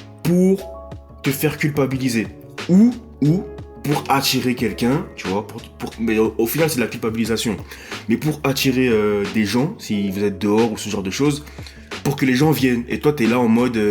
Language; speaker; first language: French; native; French